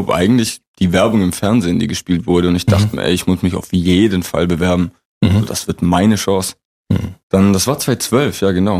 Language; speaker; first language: German; native; German